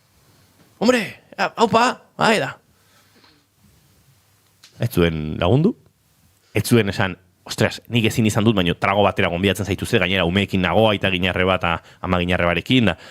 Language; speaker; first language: Basque; native; Basque